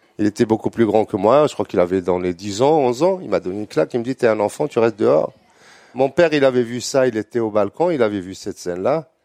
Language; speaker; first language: French; non-native, local second language; Arabic